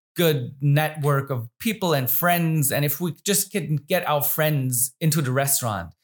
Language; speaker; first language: English; non-native, fluent; German